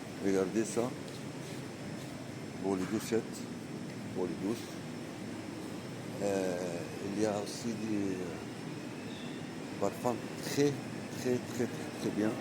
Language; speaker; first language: French; non-native, learner; Arabic